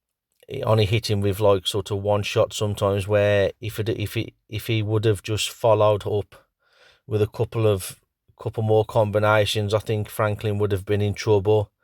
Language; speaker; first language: English; native; English